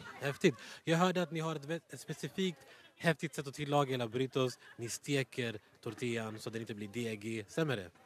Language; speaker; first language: Swedish; native; Swedish